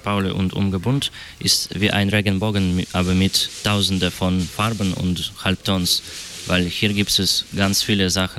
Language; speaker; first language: German; non-native, learner; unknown